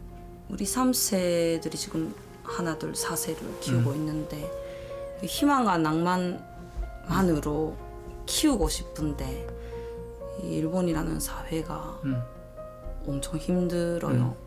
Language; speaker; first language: Korean; early bilingual, heritage; Japanese